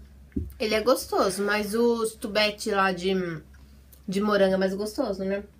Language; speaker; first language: Portuguese; native; Portuguese